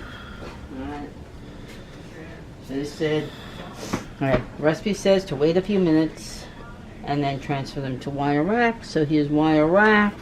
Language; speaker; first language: English; native; English